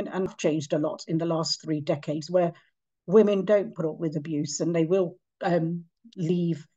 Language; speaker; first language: English; native; English